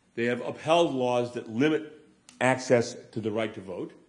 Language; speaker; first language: English; native; English